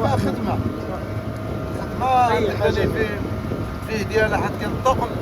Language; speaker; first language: Arabic; native; Arabic